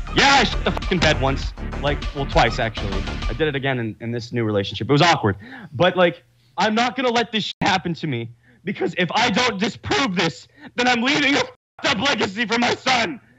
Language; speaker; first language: English; native; English